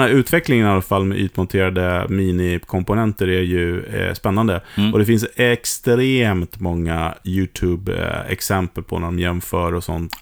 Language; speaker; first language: Swedish; native; Swedish